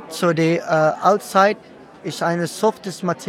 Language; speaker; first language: German; non-native, learner; Dutch